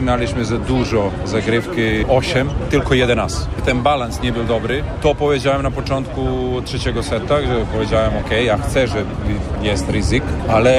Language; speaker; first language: Polish; non-native, learner; Serbian